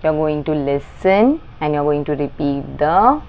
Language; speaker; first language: English; non-native, local second language; Marathi